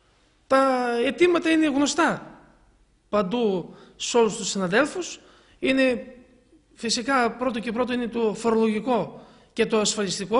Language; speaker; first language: Greek; native; Greek